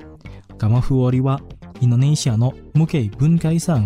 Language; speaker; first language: Japanese; non-native, fluent; Indonesian